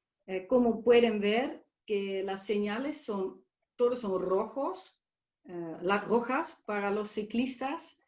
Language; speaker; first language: Spanish; non-native, fluent; Dutch